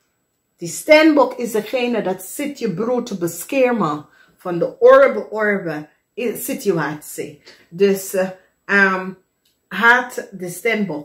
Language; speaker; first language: Dutch; non-native, fluent; English